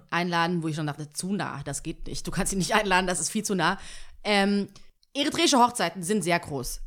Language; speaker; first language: German; early bilingual, other home language; Tigrinya